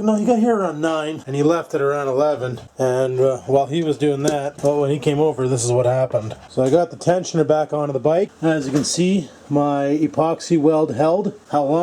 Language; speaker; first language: English; native; English